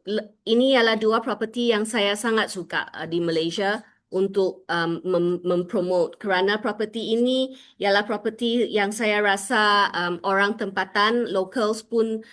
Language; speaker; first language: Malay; non-native, local second language; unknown